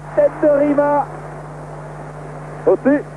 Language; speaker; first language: French; native; French